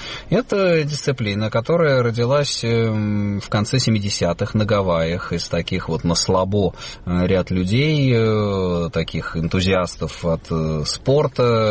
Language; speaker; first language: Russian; native; Russian